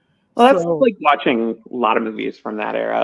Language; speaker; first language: English; native; English